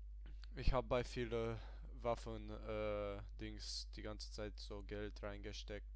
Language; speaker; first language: German; early bilingual, other home language; Hungarian